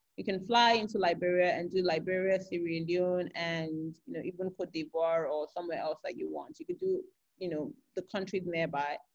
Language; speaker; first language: English; non-native, local second language; Yoruba